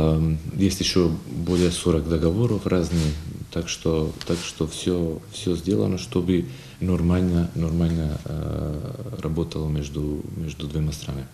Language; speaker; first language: Russian; non-native, fluent; Macedonian